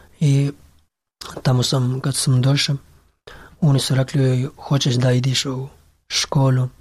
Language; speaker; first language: Serbian; non-native, learner; Pashto